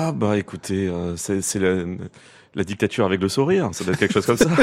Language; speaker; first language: French; native; French